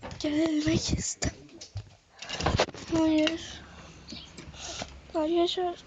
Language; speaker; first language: Turkish; native; Turkish